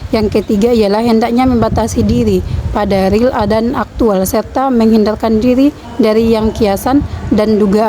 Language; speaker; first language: Indonesian; native; Indonesian